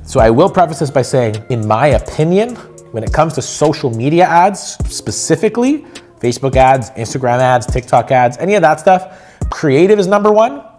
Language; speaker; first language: English; native; English